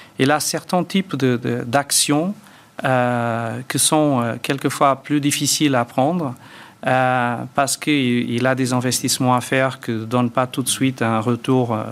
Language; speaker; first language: French; early bilingual, other home language; Portuguese